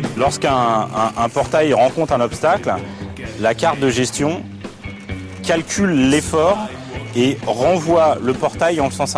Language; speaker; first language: French; native; French